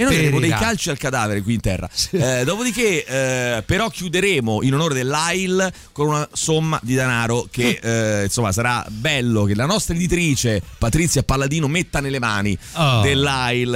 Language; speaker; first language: Italian; native; Italian